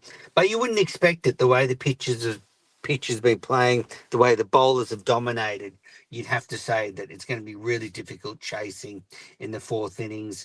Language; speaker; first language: English; native; English